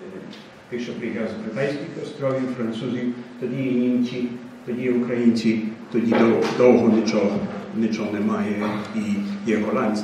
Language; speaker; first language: Ukrainian; early bilingual, heritage; Ukrainian